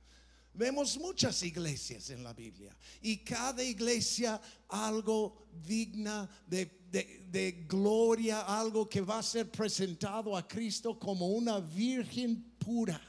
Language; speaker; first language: Spanish; non-native, fluent; English